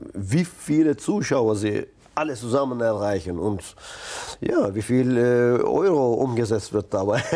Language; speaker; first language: German; non-native, fluent; Turkish